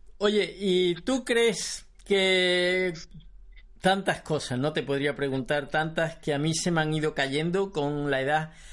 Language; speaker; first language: Spanish; native; Spanish